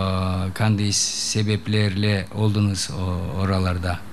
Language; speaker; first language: Turkish; non-native, learner; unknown